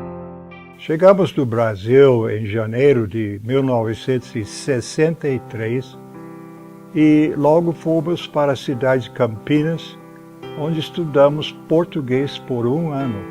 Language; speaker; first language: Portuguese; non-native, fluent; English